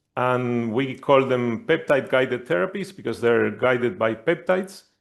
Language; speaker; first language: English; non-native, fluent; Spanish